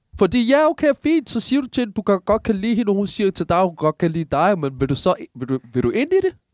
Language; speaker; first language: Danish; early bilingual, other home language; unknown